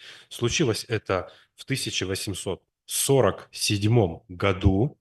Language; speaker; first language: Russian; native; Russian